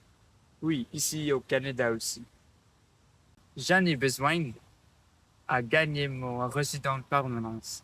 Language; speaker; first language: French; non-native, learner; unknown